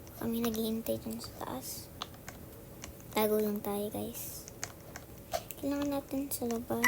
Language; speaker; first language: Filipino; early bilingual, heritage; Filipino